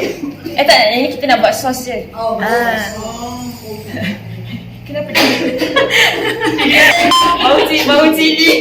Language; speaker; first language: Malay; native; Malay